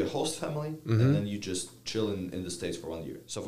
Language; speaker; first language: English; non-native, fluent; Ukrainian